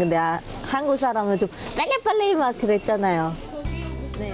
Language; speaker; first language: Korean; non-native, fluent; Khmer